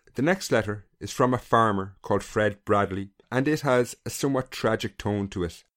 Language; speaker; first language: English; native; English